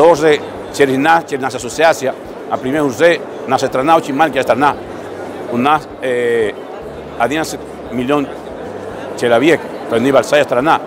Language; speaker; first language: Russian; non-native, fluent; Spanish